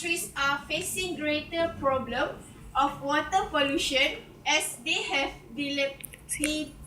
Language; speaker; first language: English; non-native, learner; Malay